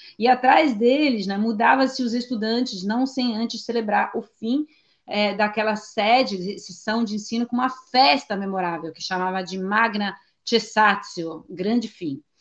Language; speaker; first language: Portuguese; non-native, fluent; Italian